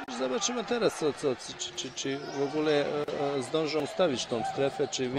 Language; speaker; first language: Polish; non-native, fluent; Bosnian